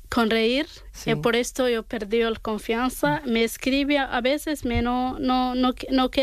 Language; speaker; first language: Spanish; non-native, learner; Arabic